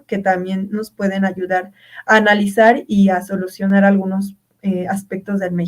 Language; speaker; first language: Spanish; native; Spanish